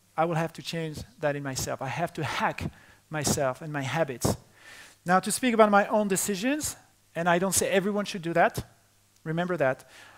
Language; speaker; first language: English; non-native, fluent; French